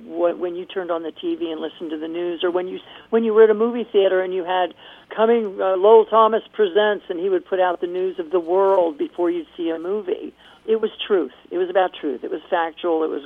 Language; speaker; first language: English; native; English